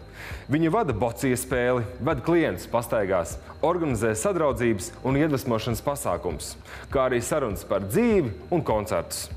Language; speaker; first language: Latvian; native; Latvian